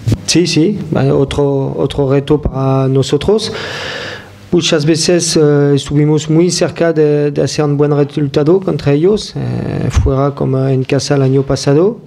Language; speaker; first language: Spanish; non-native, fluent; French